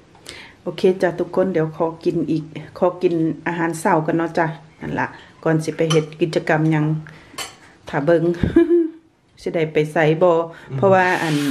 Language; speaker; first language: Thai; native; Thai